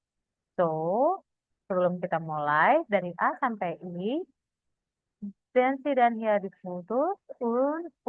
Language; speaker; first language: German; non-native, fluent; Indonesian